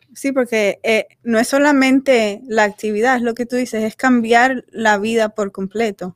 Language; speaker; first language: Spanish; native; Spanish